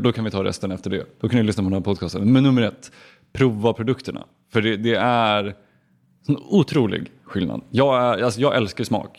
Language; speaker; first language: Swedish; native; Swedish